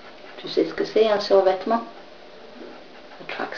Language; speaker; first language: French; non-native, fluent; English